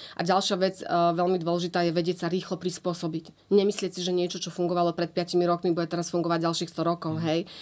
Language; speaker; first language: Slovak; native; Slovak